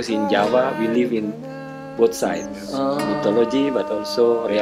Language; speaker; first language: English; non-native, fluent; Indonesian